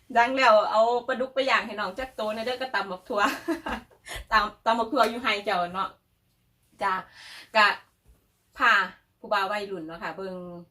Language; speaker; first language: Thai; native; Thai